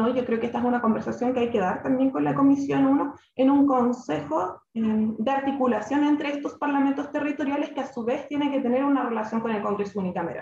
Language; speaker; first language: Spanish; native; Spanish